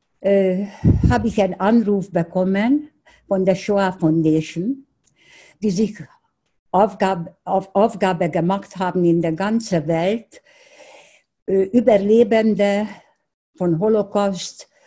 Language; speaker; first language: German; non-native, fluent; Hungarian